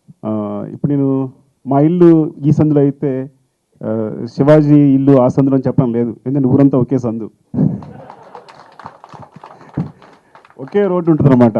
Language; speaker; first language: Telugu; native; Telugu